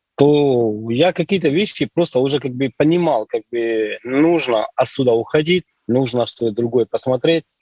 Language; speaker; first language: Russian; non-native, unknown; Hindi